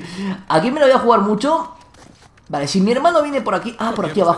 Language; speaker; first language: Spanish; native; Spanish